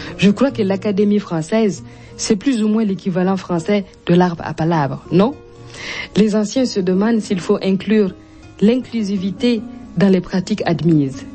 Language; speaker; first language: French; non-native, local second language; Mossi